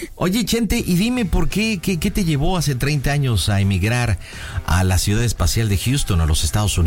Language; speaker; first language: Spanish; native; Spanish